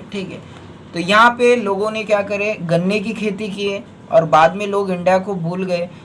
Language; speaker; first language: Hindi; non-native, local second language; Marathi